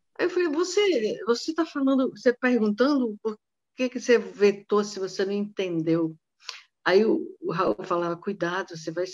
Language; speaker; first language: Portuguese; native; Portuguese